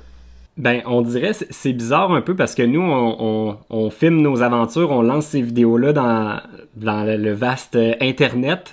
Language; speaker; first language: French; native; French